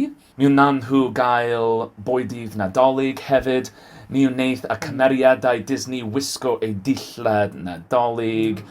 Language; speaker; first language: Welsh; non-native, learner; English